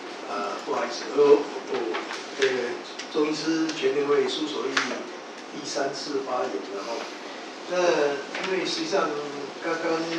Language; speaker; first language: Chinese; native; Chinese